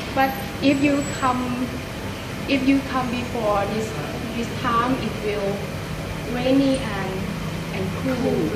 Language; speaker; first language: English; non-native, learner; Thai